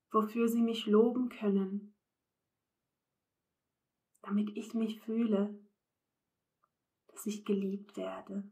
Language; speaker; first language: German; non-native, fluent; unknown